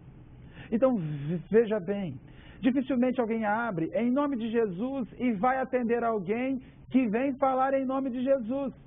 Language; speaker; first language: Portuguese; native; Portuguese